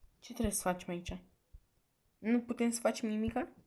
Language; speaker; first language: Romanian; native; Romanian